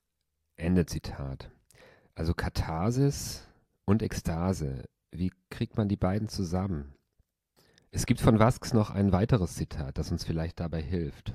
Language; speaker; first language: German; native; German